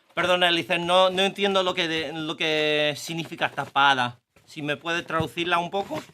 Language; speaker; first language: Spanish; non-native, learner; English